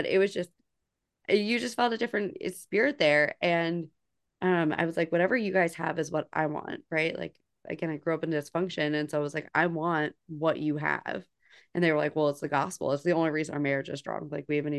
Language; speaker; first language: English; native; English